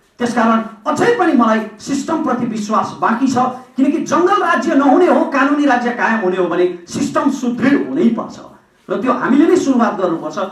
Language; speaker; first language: Nepali; native; Nepali